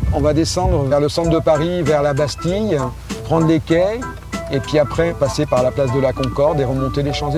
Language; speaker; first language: French; native; French